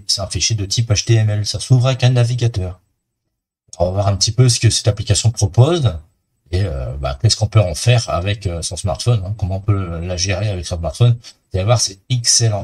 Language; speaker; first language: French; native; French